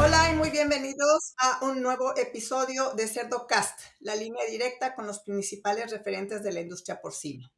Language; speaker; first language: Spanish; native; Spanish